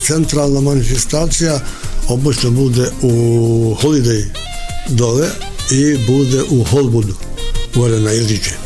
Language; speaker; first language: Bosnian; non-native, local second language; Albanian